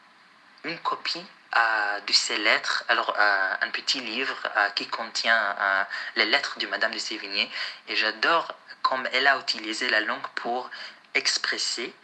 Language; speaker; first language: French; non-native, fluent; Arabic